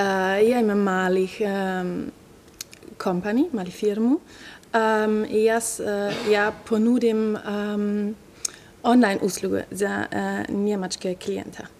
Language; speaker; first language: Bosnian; non-native, learner; German